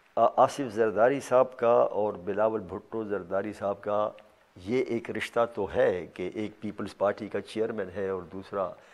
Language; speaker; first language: Urdu; non-native, local second language; Pashto